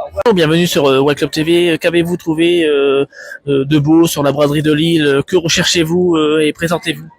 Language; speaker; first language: French; native; French